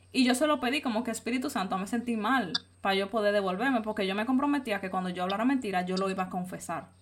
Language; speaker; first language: Spanish; native; Spanish